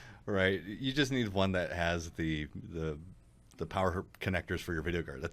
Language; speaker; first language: English; native; English